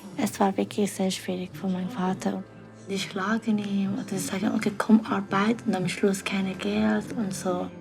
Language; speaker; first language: German; non-native, learner; Persian